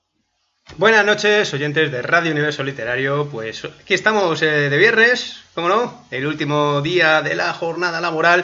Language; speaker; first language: Spanish; native; Spanish